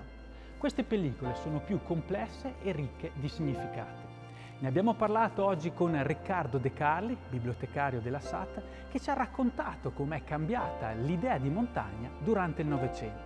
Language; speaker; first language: Italian; native; Italian